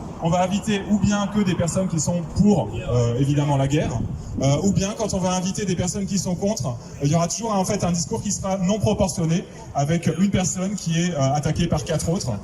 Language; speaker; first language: French; native; French